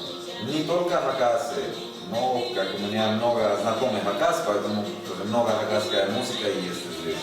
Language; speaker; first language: Russian; non-native, learner; Spanish